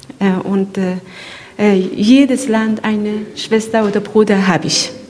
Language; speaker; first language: German; non-native, learner; Persian